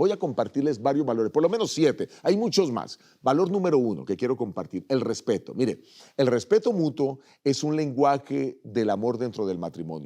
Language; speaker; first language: Spanish; native; Spanish